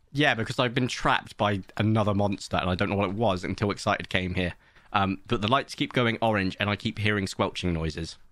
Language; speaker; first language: English; native; English